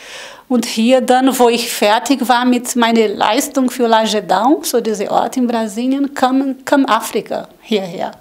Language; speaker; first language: German; non-native, learner; Portuguese